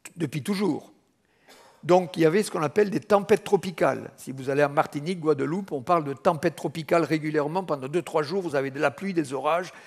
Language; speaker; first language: French; native; French